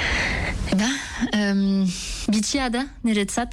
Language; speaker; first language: Basque; non-native, local second language; French